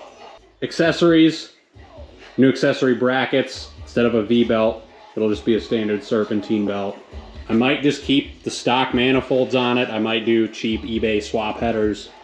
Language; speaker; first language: English; native; English